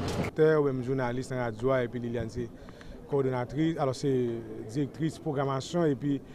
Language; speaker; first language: French; non-native, local second language; Haitian Creole